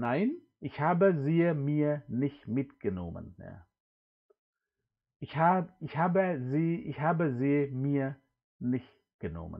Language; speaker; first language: German; non-native, fluent; Indonesian